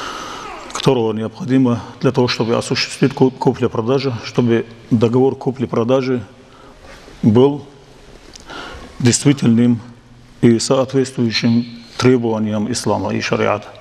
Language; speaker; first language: Russian; non-native, local second language; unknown